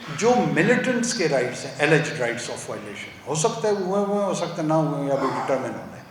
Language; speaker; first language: Urdu; non-native, local second language; Pashto